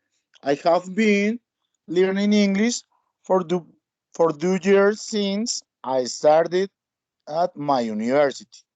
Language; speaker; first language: English; non-native, learner; Spanish